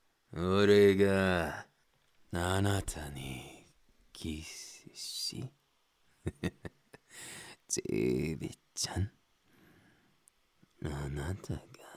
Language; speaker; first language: Japanese; non-native, learner; Spanish